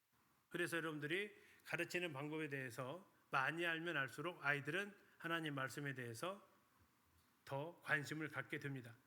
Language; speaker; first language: Korean; native; Korean